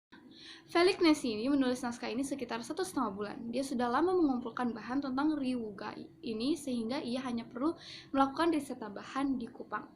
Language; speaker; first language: Indonesian; native; Indonesian